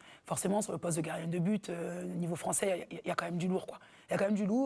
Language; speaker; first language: French; native; French